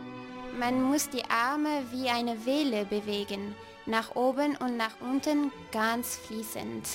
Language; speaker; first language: German; non-native, fluent; French